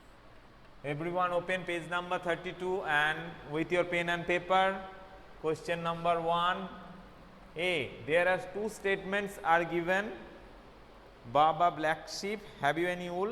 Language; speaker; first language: English; non-native, local second language; Bangla